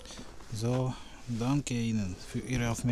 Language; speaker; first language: German; non-native, learner; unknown